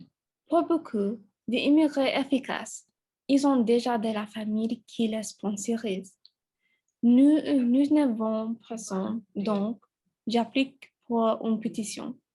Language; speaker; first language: French; non-native, learner; English